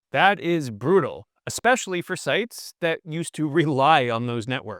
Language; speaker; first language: English; native; English